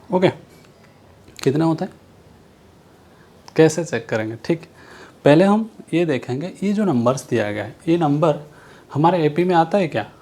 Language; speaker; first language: Hindi; non-native, local second language; Odia